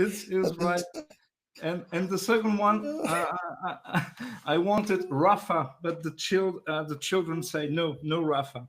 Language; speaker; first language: English; non-native, learner; French